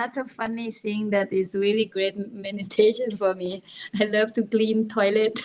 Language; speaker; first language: English; non-native, learner; Thai